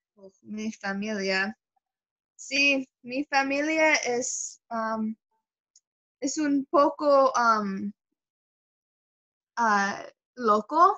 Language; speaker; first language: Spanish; non-native, learner; English